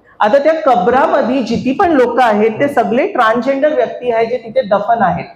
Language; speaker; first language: Marathi; non-native, local second language; Hindi